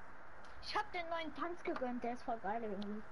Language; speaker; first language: German; native; German